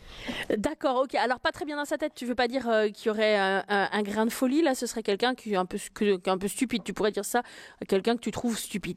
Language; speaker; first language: French; native; French